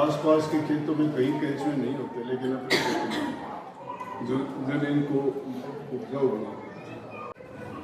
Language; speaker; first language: Hindi; native; Hindi